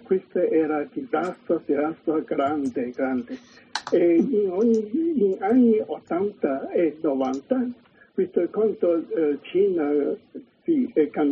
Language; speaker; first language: Italian; non-native, learner; Chinese